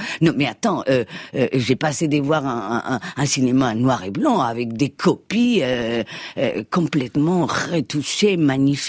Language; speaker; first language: French; non-native, fluent; Spanish